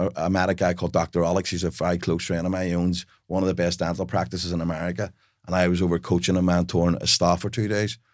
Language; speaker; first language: English; native; English